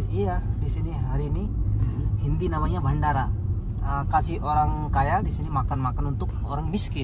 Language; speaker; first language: Indonesian; non-native, learner; Hindi